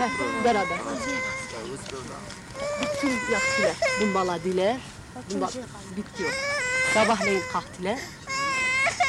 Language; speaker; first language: Turkish; non-native, local second language; Kurdish